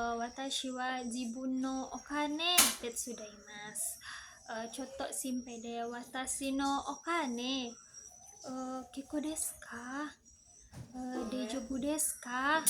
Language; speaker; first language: Japanese; non-native, learner; Indonesian